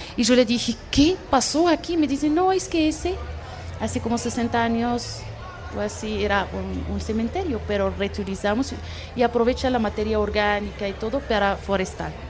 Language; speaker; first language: Spanish; non-native, fluent; Arabic